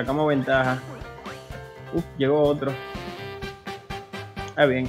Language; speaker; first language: Spanish; native; Spanish